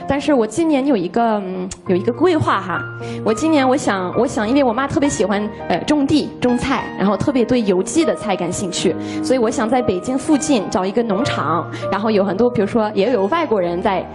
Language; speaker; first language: Chinese; non-native, fluent; English